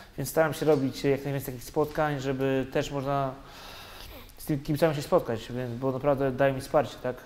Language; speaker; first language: Polish; native; Polish